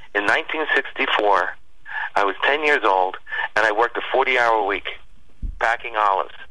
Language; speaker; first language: English; early bilingual, other home language; Spanish